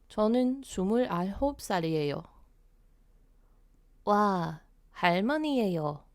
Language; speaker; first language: Korean; non-native, fluent; English